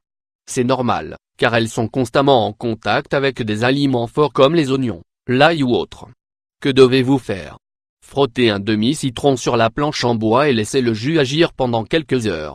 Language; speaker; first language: French; native; French